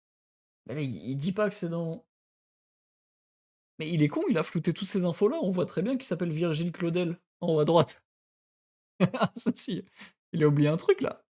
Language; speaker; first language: French; native; French